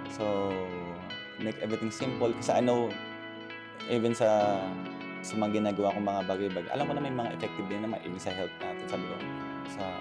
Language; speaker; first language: Filipino; native; Filipino